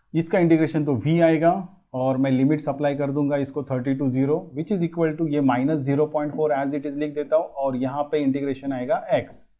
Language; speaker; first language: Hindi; non-native, local second language; Marathi